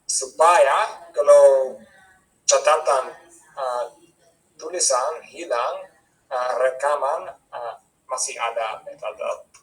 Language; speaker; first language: Indonesian; non-native, fluent; English